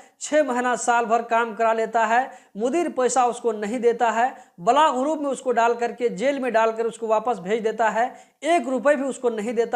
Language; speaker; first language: Hindi; native; Hindi